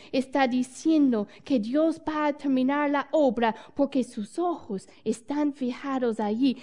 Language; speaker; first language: Spanish; non-native, fluent; English